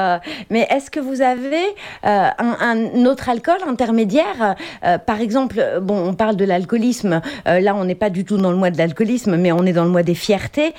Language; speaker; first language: French; native; French